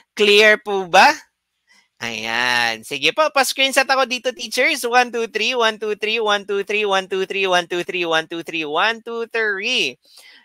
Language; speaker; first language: Filipino; native; Filipino